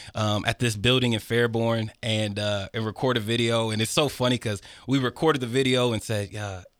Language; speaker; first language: English; native; English